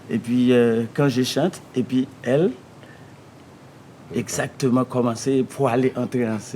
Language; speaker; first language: French; non-native, learner; Haitian Creole